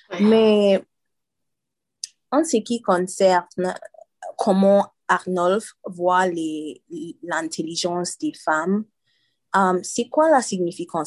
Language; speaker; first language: French; non-native, learner; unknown